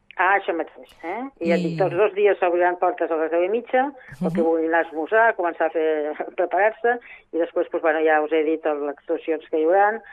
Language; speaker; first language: Catalan; non-native, local second language; Spanish